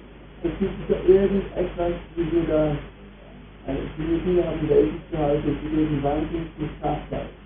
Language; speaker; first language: German; non-native, learner; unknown